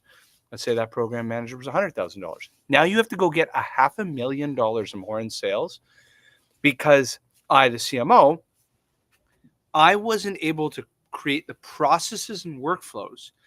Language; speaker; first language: English; native; English